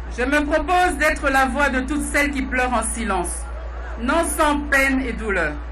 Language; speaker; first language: French; non-native, local second language; Lingala